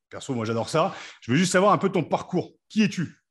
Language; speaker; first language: French; native; French